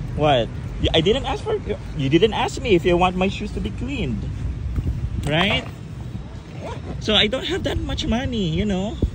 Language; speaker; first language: English; non-native, local second language; Filipino